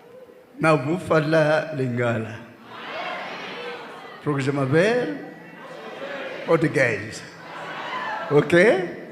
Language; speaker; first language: Portuguese; non-native, learner; Lingala